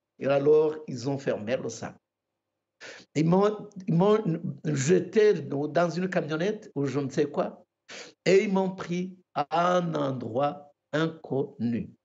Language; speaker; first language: French; non-native, local second language; Kinyarwanda